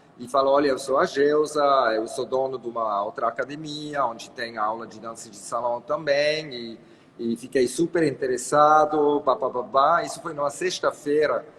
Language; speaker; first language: Portuguese; non-native, fluent; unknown